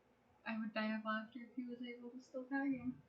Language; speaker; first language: English; native; English